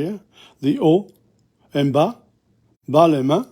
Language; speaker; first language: French; non-native, fluent; English